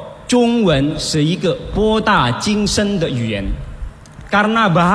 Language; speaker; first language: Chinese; early bilingual, heritage; Chinese